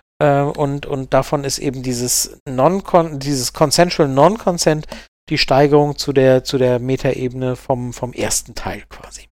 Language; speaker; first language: German; native; German